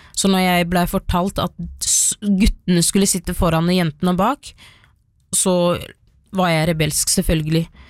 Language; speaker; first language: Norwegian; early bilingual, other home language; Somali